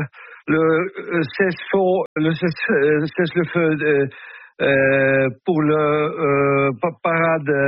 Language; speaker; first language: French; non-native, fluent; Russian